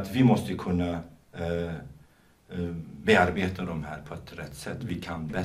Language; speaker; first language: Swedish; non-native, fluent; Kurdish